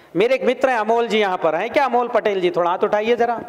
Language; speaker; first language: Hindi; native; Hindi